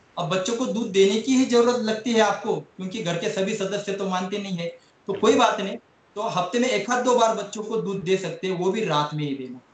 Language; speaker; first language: Hindi; non-native, local second language; Marathi